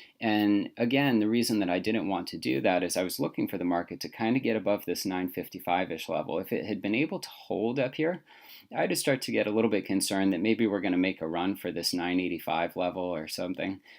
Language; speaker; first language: English; native; English